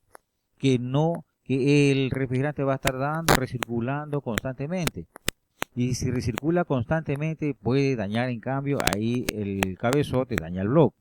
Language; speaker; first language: Spanish; native; Spanish